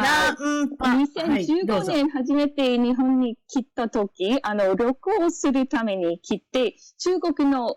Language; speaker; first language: Japanese; non-native, fluent; English